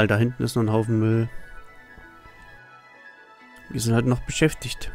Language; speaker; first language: German; native; German